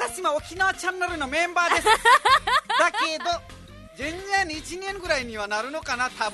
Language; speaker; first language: Japanese; non-native, fluent; Nepali